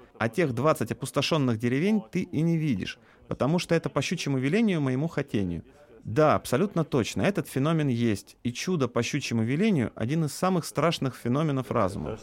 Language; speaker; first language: Russian; non-native, local second language; Lithuanian